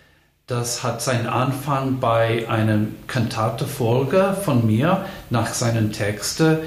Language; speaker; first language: German; non-native, fluent; English